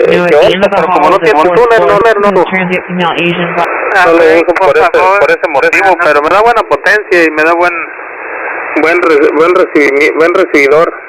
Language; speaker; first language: Spanish; native; Spanish